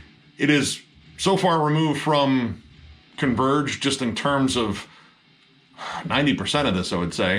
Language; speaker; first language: English; native; English